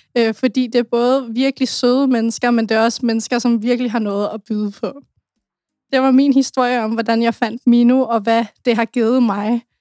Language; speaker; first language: Danish; early bilingual, other home language; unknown